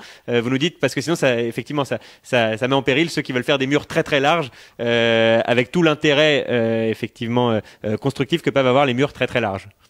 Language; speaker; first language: French; native; French